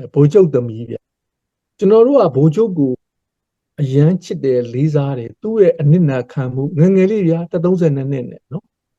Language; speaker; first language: Burmese; native; Burmese